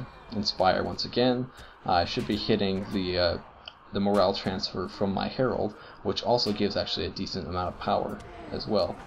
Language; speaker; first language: English; native; English